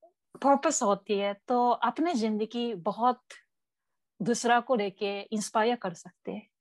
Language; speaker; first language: Hindi; non-native, learner; Japanese